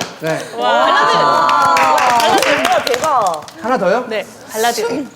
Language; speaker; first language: Korean; native; Korean